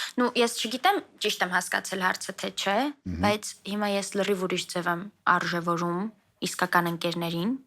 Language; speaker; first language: Armenian; native; Armenian